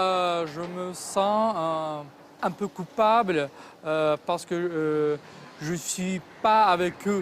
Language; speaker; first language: French; non-native, fluent; Azerbaijani